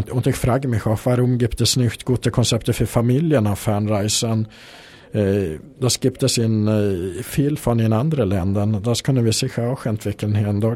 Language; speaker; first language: German; non-native, fluent; Swedish